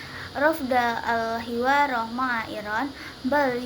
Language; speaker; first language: Arabic; non-native, learner; Indonesian